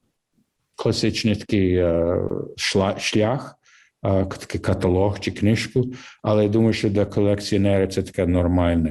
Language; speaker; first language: Ukrainian; early bilingual, heritage; English